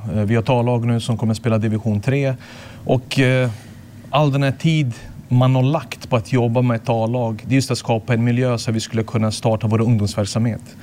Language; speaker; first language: Swedish; early bilingual, other home language; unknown